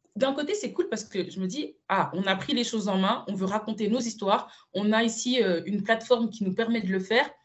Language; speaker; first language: French; early bilingual, other home language; Spanish